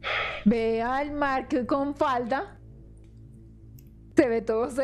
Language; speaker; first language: Spanish; native; Spanish